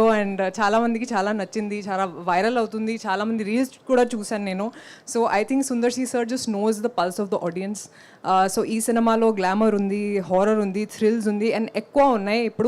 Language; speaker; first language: Telugu; non-native, fluent; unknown